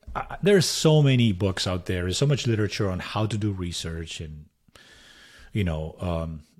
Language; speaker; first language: English; non-native, fluent; Spanish